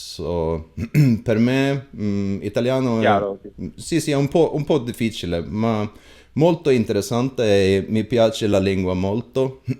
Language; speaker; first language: Italian; non-native, learner; Swedish